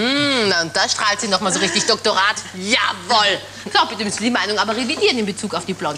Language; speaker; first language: German; native; German